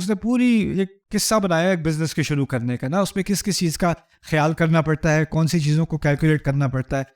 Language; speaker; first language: Urdu; early bilingual, heritage; Urdu